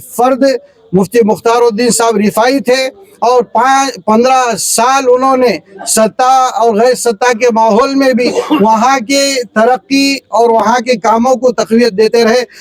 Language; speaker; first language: Urdu; native; Urdu